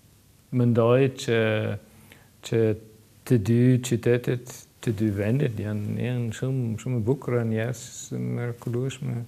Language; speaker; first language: Albanian; non-native, learner; German